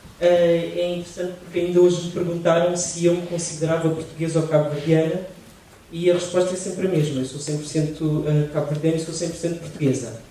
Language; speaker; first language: Portuguese; early bilingual, other home language; Kabuverdianu